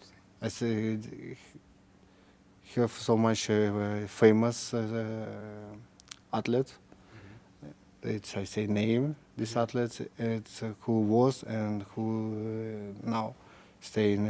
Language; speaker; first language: English; non-native, learner; Russian